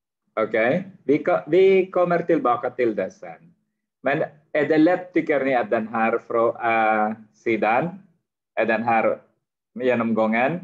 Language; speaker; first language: Swedish; non-native, fluent; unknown